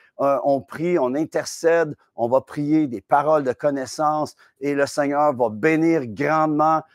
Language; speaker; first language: French; native; French